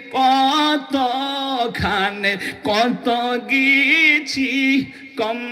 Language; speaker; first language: Bangla; non-native, local second language; Assamese